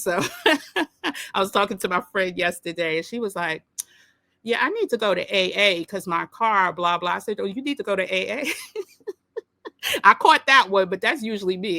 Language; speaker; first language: English; native; English